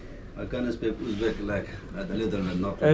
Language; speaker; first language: English; non-native, learner; Persian